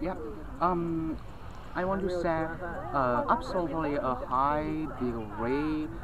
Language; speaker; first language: English; non-native, learner; Chinese